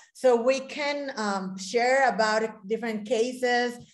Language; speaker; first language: English; non-native, fluent; Spanish